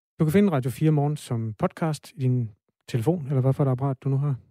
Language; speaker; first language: Danish; native; Danish